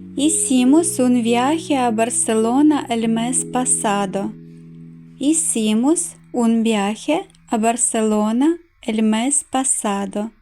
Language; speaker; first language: Spanish; non-native, fluent; Ukrainian